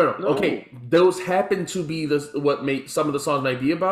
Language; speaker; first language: English; native; English